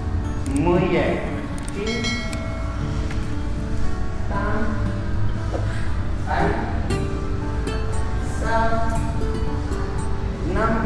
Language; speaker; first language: Vietnamese; non-native, learner; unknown